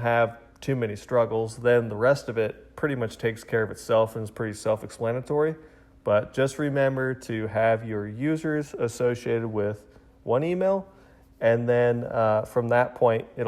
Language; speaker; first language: English; native; English